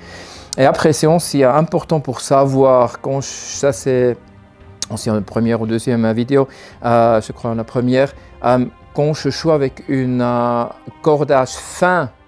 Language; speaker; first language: French; non-native, learner; German